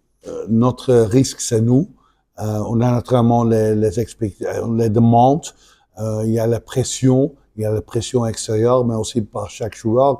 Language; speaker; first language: French; non-native, local second language; Dutch